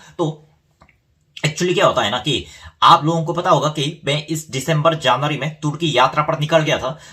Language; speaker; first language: Hindi; non-native, fluent; Korean